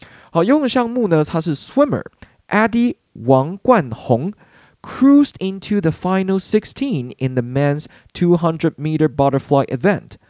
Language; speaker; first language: English; non-native, fluent; Chinese